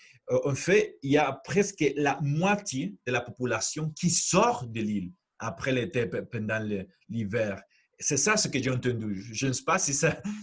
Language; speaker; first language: French; non-native, fluent; Spanish